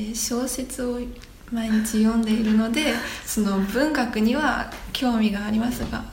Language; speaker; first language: Japanese; early bilingual, other home language; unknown